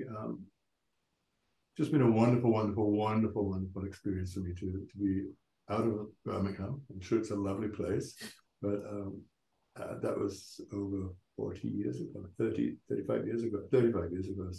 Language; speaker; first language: English; native; English